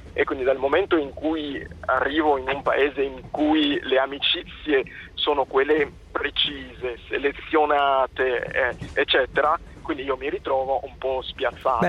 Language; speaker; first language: Italian; non-native, fluent; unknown